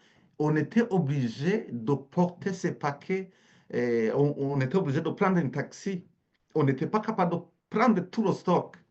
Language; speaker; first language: French; native; French